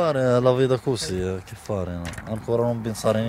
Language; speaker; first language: Italian; non-native, learner; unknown